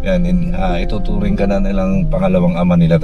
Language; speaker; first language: Filipino; native; Filipino